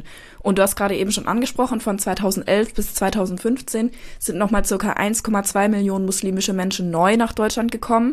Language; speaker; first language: German; native; German